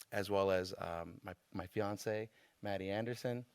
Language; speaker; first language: English; native; English